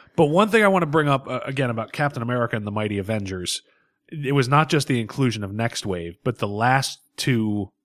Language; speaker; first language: English; native; English